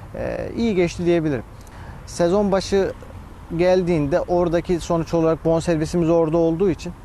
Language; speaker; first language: Turkish; native; Turkish